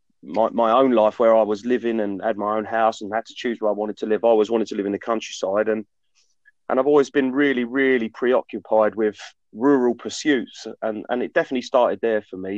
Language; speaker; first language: English; native; English